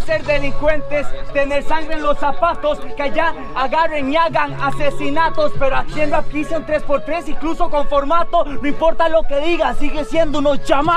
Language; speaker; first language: Spanish; native; Spanish